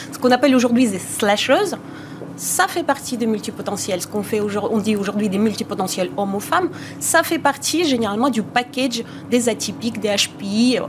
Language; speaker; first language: French; non-native, fluent; Bulgarian